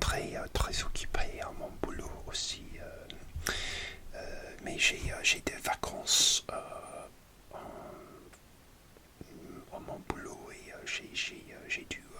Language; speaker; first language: French; non-native, learner; English